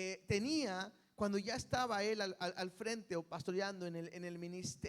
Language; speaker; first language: Spanish; native; Spanish